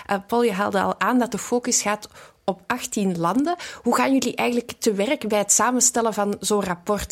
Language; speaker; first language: Dutch; native; Dutch